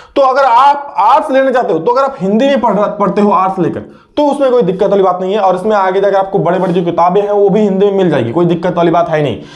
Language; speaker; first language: Hindi; native; Hindi